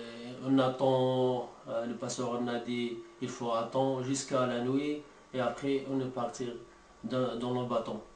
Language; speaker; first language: French; non-native, learner; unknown